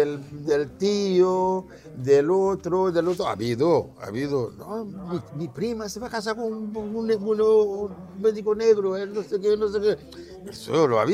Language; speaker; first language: Spanish; non-native, fluent; Haitian Creole